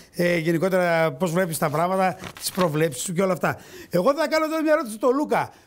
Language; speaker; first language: Greek; native; Greek